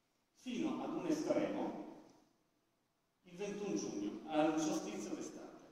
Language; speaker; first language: Italian; native; Italian